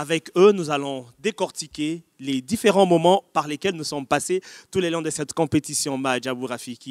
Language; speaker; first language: French; non-native, local second language; Lingala